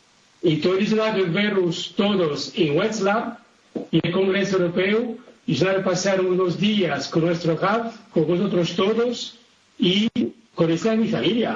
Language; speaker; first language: Spanish; non-native, fluent; Italian